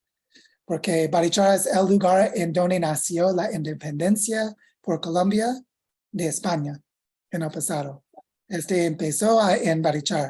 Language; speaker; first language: Spanish; non-native, fluent; English